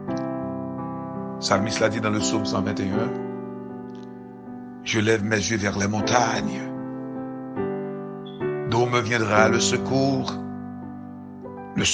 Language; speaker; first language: French; non-native, local second language; Haitian Creole